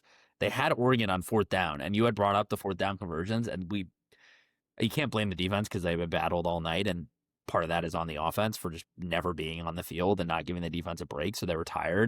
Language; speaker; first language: English; native; English